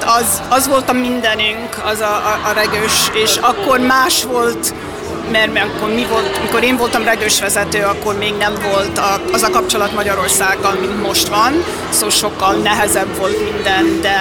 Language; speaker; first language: Hungarian; early bilingual, heritage; Hungarian